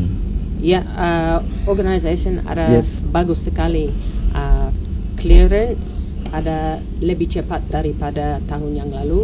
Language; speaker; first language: Indonesian; non-native, learner; English